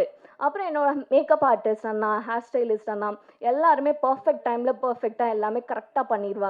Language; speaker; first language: Tamil; native; Tamil